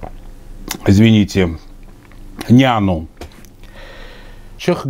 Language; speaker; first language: Russian; native; Russian